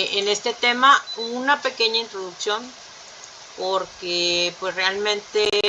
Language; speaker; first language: Spanish; native; Spanish